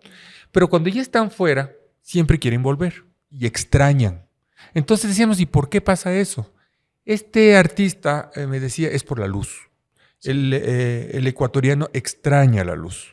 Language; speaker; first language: Spanish; native; Spanish